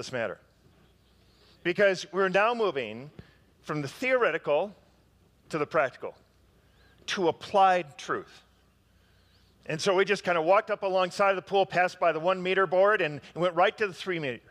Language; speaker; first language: English; native; English